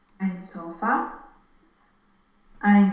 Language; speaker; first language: German; non-native, learner; Romanian